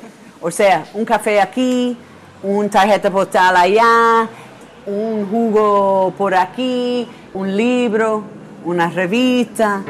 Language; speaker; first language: Spanish; non-native, fluent; English